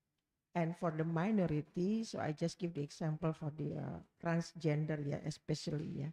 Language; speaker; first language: English; non-native, learner; Indonesian